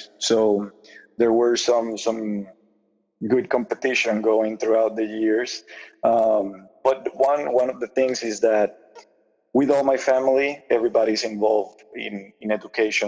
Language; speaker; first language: English; non-native, fluent; Spanish